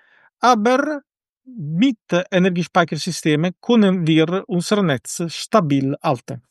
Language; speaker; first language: German; non-native, fluent; Italian